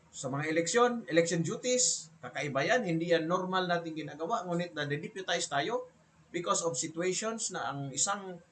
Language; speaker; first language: Filipino; native; Filipino